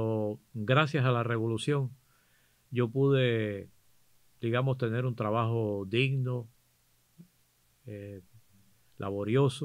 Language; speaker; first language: Spanish; native; Spanish